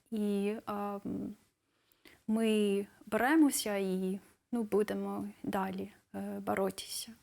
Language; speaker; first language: Ukrainian; non-native, fluent; English